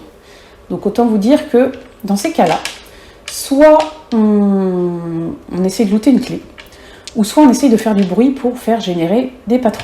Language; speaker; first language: French; native; French